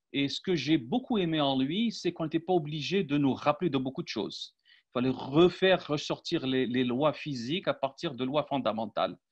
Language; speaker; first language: French; non-native, local second language; Arabic